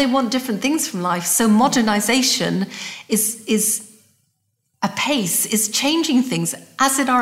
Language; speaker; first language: English; native; English